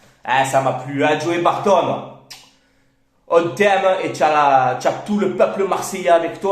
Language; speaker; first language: French; native; French